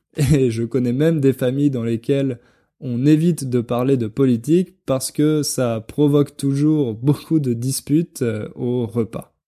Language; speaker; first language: French; native; French